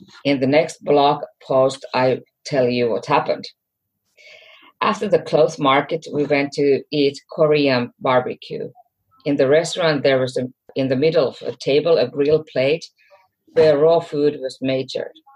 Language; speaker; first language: English; non-native, fluent; Finnish